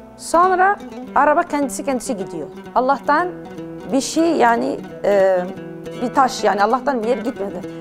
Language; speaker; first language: Turkish; non-native, learner; Arabic